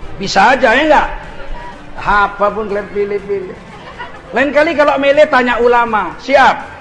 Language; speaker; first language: Indonesian; native; Indonesian